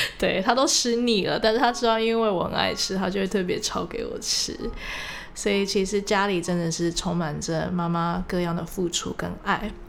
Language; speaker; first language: Chinese; early bilingual, heritage; Chinese